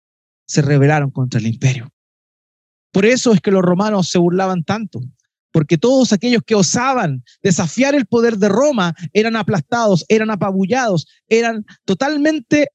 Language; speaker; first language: Spanish; native; Spanish